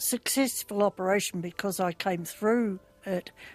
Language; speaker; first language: English; native; English